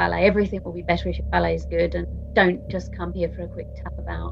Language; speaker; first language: English; native; English